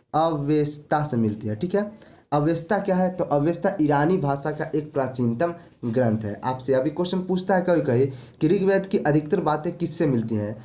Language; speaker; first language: Hindi; native; Hindi